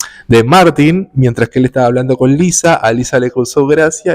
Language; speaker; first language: Spanish; native; Spanish